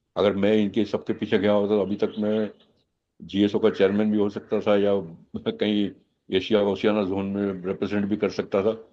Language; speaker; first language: Hindi; non-native, local second language; Gujarati